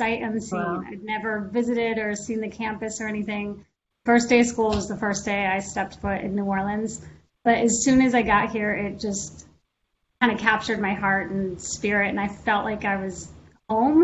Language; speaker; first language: English; native; English